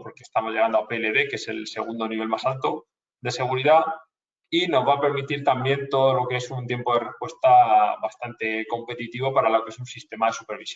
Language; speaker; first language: Spanish; native; Spanish